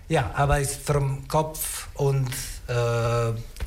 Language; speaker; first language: German; non-native, learner; Italian